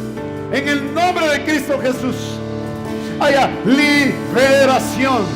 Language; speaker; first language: Spanish; native; Spanish